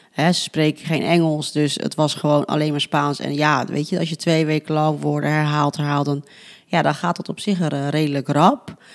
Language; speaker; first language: Dutch; early bilingual, other home language; Spanish